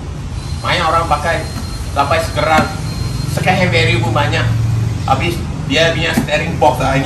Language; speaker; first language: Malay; non-native, local second language; Chinese